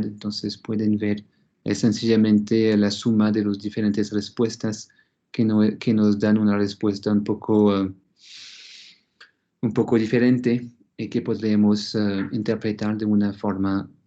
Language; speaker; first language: Spanish; non-native, fluent; French